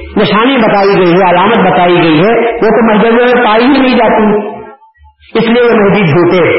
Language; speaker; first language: Urdu; native; Urdu